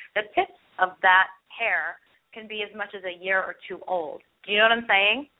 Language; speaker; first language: English; early bilingual, other home language; Hindi